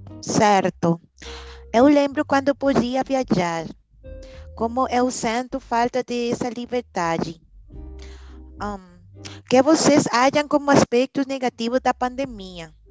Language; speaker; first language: Portuguese; non-native, learner; Spanish